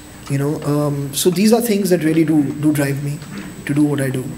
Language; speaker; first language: English; non-native, local second language; Hindi